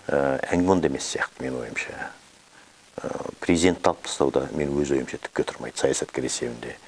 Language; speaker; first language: Kazakh; native; Kazakh